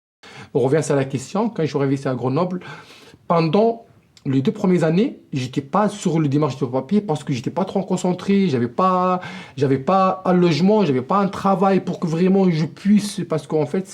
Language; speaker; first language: French; non-native, local second language; Arabic